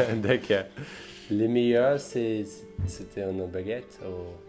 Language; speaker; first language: French; non-native, learner; Portuguese